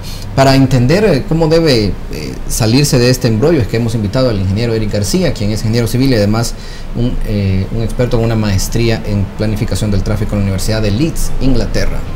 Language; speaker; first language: Spanish; native; Spanish